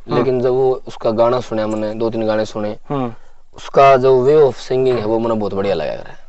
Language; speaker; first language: Hindi; native; Hindi